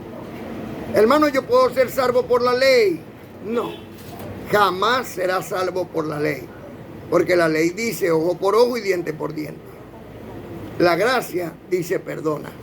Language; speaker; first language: Spanish; native; Spanish